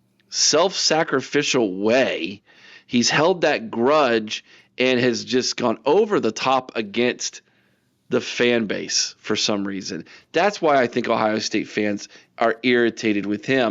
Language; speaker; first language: English; native; English